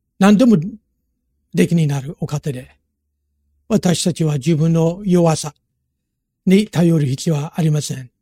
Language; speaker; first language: Japanese; non-native, fluent; English